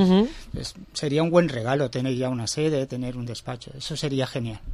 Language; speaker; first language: Spanish; native; Spanish